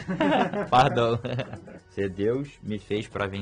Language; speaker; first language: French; non-native, learner; Portuguese